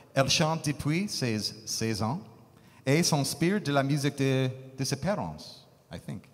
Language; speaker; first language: French; native; French